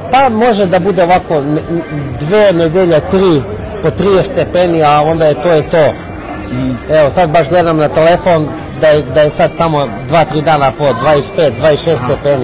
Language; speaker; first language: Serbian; early bilingual, heritage; Serbian